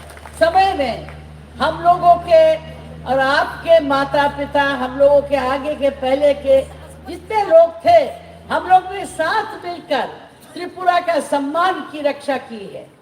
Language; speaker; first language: Hindi; non-native, local second language; Bangla